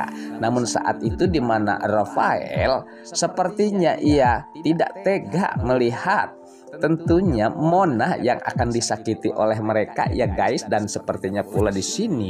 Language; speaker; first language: Indonesian; native; Indonesian